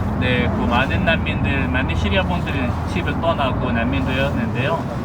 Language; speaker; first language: Korean; non-native, fluent; Arabic